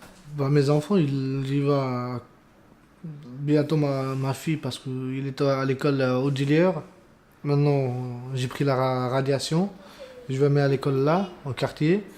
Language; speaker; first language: French; non-native, learner; Romanian